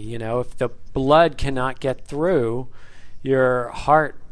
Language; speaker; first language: English; native; English